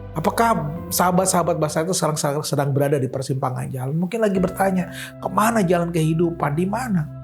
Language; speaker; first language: Indonesian; native; Indonesian